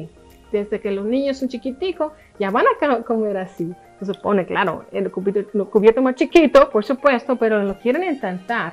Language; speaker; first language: Spanish; non-native, fluent; Dutch